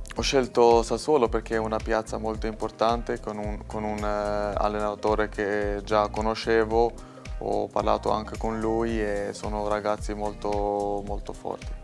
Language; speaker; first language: Italian; non-native, fluent; Albanian